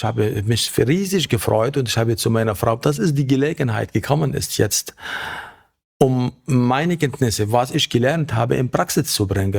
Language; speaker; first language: German; non-native, fluent; Arabic